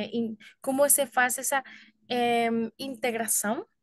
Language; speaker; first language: Portuguese; non-native, learner; Spanish